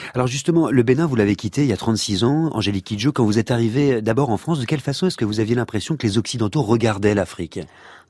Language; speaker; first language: French; native; French